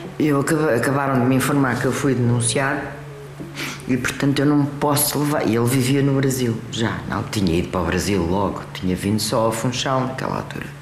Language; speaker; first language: Portuguese; early bilingual, other home language; French